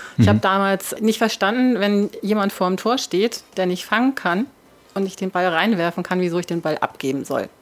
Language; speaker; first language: German; native; German